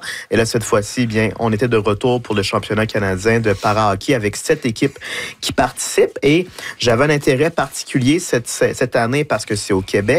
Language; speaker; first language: French; native; French